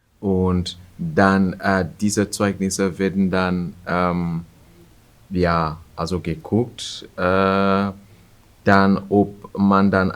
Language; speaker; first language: German; non-native, fluent; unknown